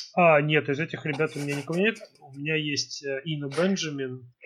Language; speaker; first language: Russian; native; Russian